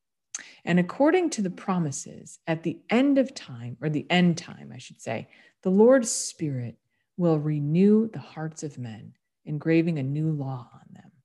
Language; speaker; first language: English; native; English